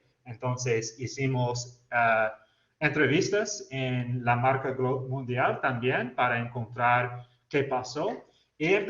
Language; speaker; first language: Spanish; non-native, fluent; English